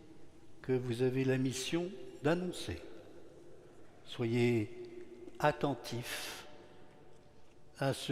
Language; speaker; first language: French; native; French